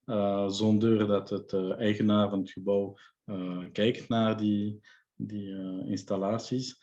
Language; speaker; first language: Dutch; non-native, local second language; French